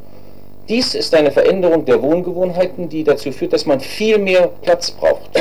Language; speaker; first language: German; native; German